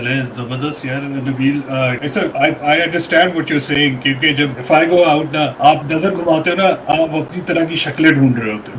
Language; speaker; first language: Urdu; native; Urdu